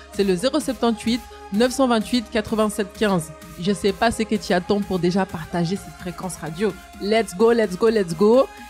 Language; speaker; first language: French; native; French